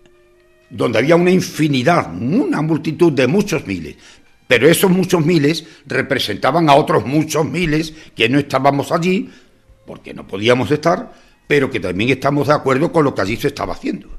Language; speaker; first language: Spanish; native; Spanish